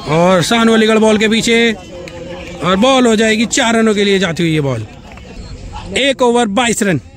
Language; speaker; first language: Hindi; native; Hindi